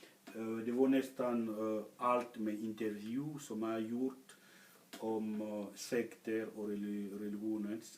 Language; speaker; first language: Swedish; non-native, fluent; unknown